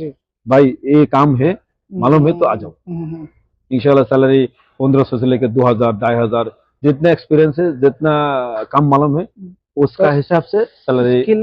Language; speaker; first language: Hindi; non-native, local second language; Bangla